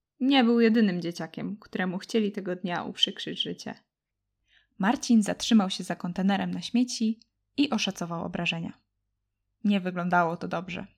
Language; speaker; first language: Polish; native; Polish